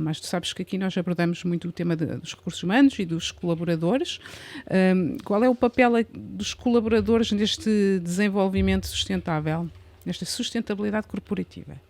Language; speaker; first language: Portuguese; native; Portuguese